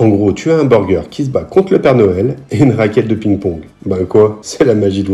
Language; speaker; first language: French; native; French